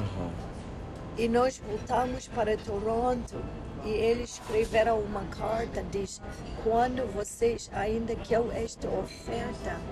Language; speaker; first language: Portuguese; non-native, learner; English